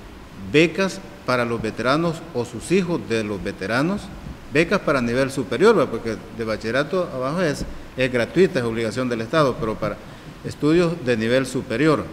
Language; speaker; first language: Spanish; native; Spanish